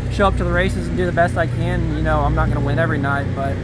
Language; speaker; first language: English; native; English